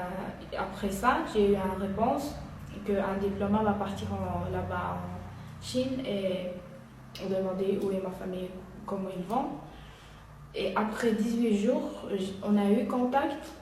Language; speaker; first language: French; non-native, learner; Uyghur